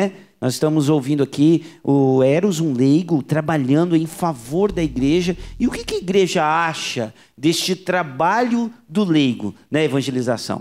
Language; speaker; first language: Portuguese; native; Portuguese